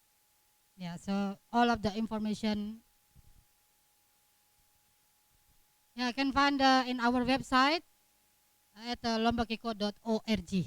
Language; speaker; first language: English; non-native, learner; Indonesian